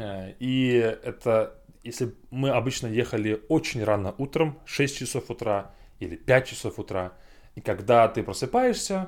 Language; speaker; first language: Russian; non-native, fluent; English